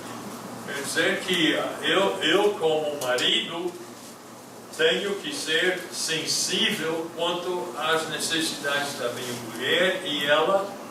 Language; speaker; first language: Portuguese; non-native, fluent; English